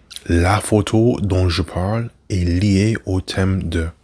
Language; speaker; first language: French; non-native, learner; English